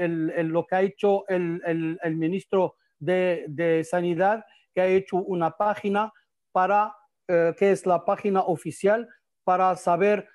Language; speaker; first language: Spanish; non-native, fluent; Arabic